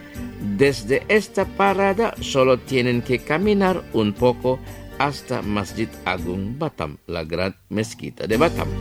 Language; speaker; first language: Spanish; non-native, fluent; Indonesian